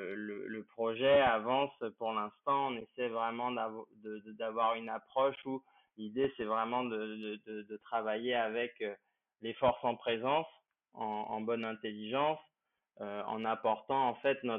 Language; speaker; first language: French; native; French